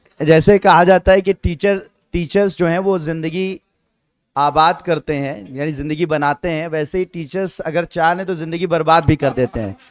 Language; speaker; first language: Hindi; native; Hindi